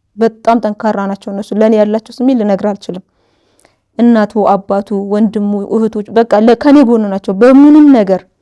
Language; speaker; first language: Amharic; native; Amharic